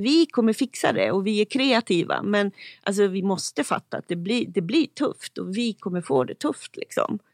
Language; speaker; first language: Swedish; native; Swedish